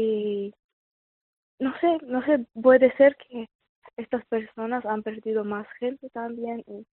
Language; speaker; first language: Spanish; non-native, fluent; Arabic